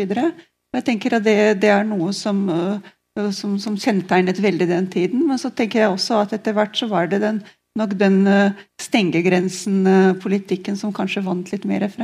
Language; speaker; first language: Norwegian; non-native, fluent; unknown